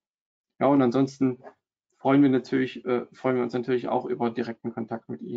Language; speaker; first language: German; native; German